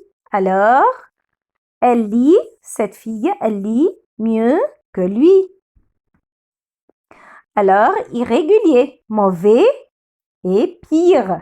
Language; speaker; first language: French; non-native, fluent; Arabic